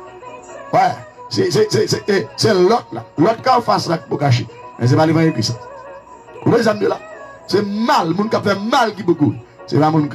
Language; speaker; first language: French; non-native, local second language; Haitian Creole